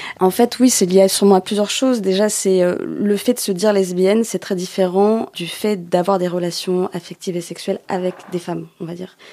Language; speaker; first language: French; native; French